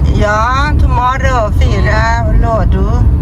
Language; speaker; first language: Swedish; non-native, fluent; Thai